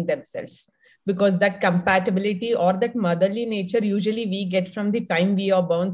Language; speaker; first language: English; non-native, local second language; Kannada